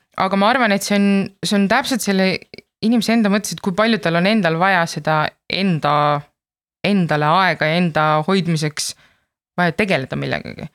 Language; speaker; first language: Estonian; native; Estonian